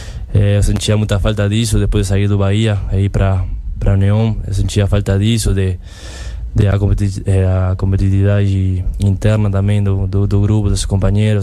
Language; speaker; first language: Portuguese; non-native, fluent; Spanish